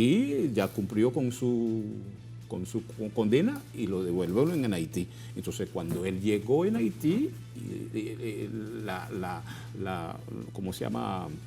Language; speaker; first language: Spanish; non-native, fluent; Haitian Creole